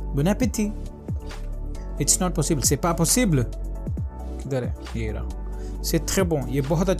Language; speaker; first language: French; non-native, learner; Hindi